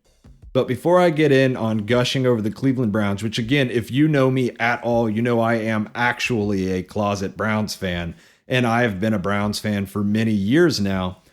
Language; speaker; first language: English; native; English